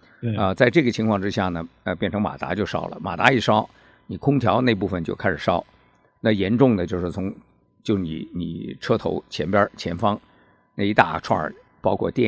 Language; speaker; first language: Chinese; native; Chinese